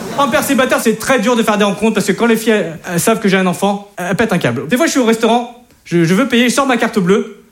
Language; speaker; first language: French; native; French